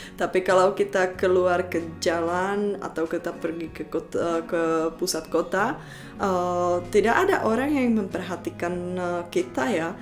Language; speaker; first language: Indonesian; non-native, fluent; Czech